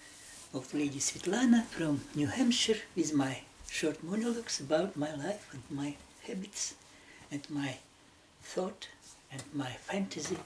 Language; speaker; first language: English; non-native, learner; Russian